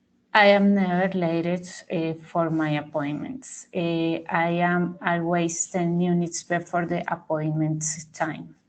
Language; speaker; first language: English; non-native, learner; Spanish